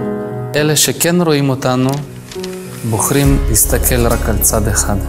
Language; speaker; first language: Hebrew; non-native, fluent; Russian